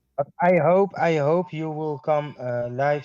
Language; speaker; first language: English; non-native, fluent; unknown